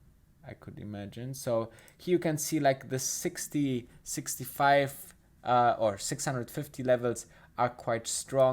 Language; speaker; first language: English; non-native, fluent; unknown